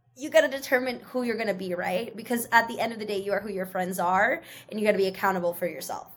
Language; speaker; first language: English; early bilingual, other home language; Spanish